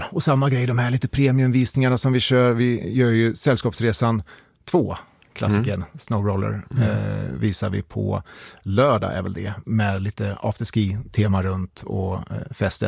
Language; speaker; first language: Swedish; native; Swedish